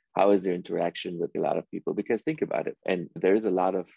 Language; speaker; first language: English; early bilingual, other home language; Persian